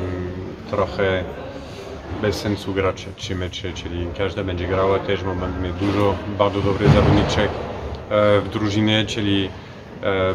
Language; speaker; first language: Polish; non-native, fluent; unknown